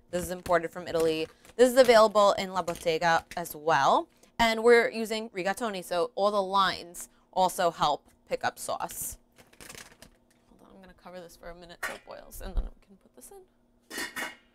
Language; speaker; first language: English; early bilingual, other home language; Italian